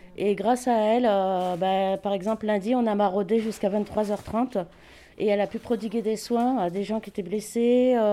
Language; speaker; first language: French; native; French